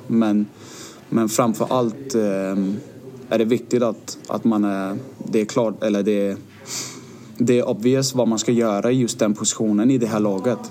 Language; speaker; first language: Swedish; non-native, fluent; Danish